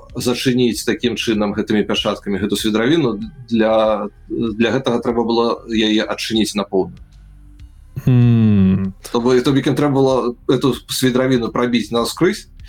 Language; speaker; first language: Belarusian; native; Belarusian